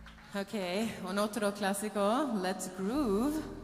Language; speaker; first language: Spanish; non-native, learner; Swedish